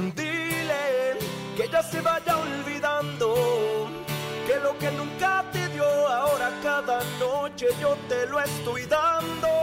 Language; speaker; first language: Spanish; native; Spanish